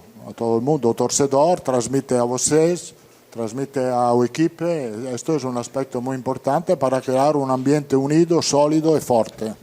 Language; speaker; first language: Portuguese; non-native, fluent; Italian